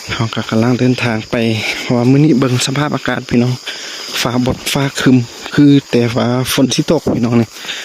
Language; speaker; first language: Lao; non-native, local second language; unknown